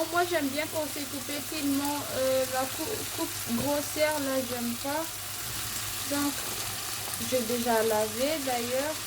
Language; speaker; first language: French; non-native, local second language; Malagasy